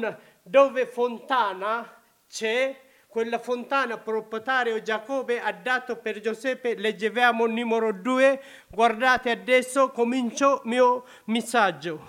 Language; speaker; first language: Italian; non-native, learner; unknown